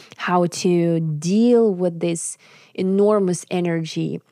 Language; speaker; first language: English; non-native, fluent; Russian